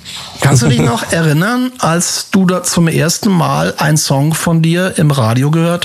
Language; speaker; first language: German; native; German